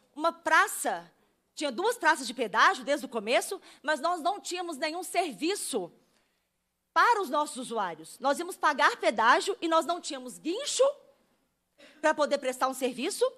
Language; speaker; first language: Portuguese; native; Portuguese